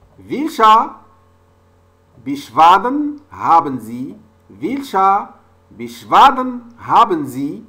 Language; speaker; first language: German; non-native, learner; French